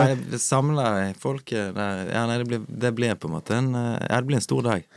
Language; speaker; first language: Norwegian; native; Norwegian